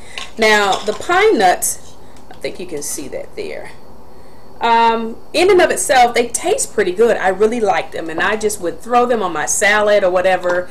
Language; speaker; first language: English; native; English